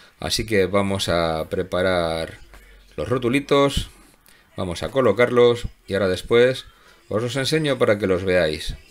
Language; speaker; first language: Spanish; native; Spanish